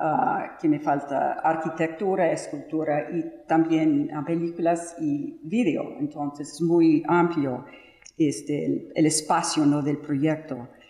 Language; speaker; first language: Spanish; non-native, fluent; English